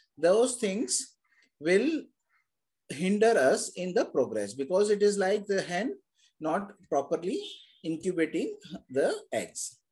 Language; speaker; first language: English; non-native, local second language; Hindi